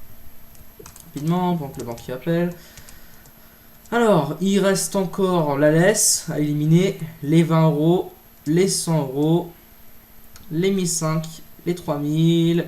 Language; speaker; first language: French; native; French